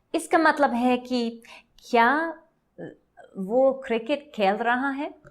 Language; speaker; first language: Hindi; non-native, learner; English